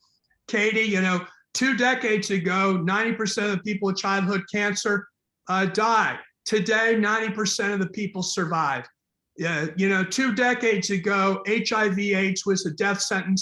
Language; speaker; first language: English; native; English